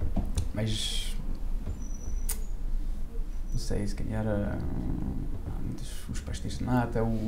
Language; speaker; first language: Portuguese; early bilingual, heritage; French